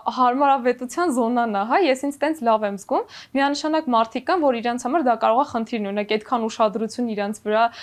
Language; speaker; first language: Armenian; native; Armenian